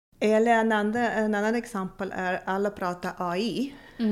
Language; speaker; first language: Swedish; non-native, fluent; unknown